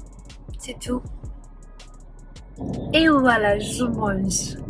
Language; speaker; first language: French; non-native, learner; Punjabi